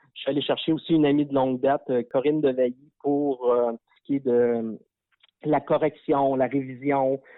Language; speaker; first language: French; native; French